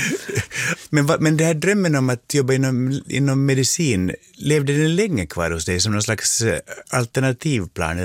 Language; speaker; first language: Swedish; native; Swedish